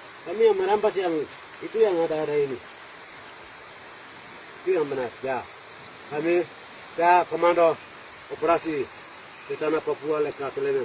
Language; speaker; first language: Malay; non-native, local second language; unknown